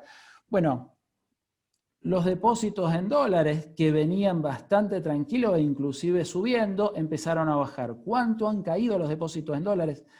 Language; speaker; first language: Spanish; native; Spanish